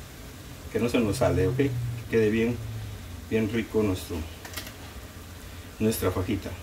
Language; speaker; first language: Spanish; native; Spanish